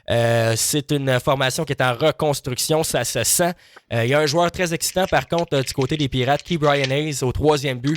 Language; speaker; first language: French; native; French